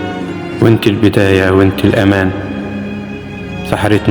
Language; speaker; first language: Arabic; native; Arabic